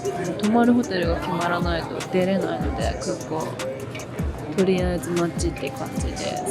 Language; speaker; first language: Japanese; native; Japanese